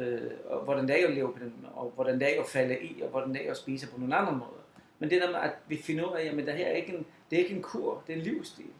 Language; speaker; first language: Danish; non-native, fluent; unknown